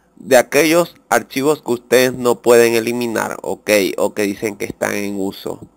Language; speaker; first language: Spanish; native; Spanish